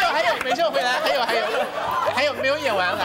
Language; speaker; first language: Chinese; native; Chinese